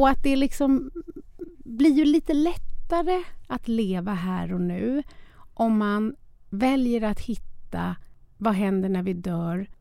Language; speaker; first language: Swedish; native; Swedish